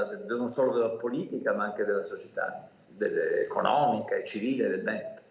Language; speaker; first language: Italian; native; Italian